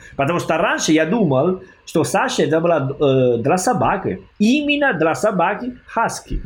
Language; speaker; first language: Russian; non-native, learner; Italian